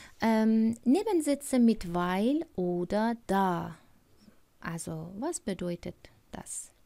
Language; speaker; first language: German; non-native, fluent; Persian